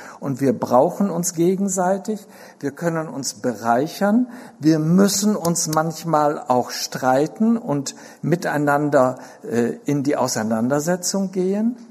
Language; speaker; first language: German; native; German